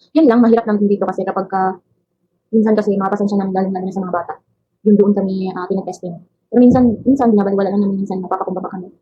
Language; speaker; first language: Filipino; non-native, local second language; Cebuano